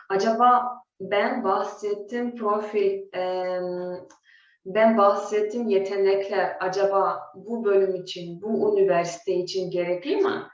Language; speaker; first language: Turkish; non-native, fluent; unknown